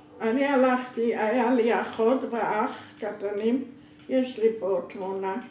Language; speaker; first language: Hebrew; non-native, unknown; Hungarian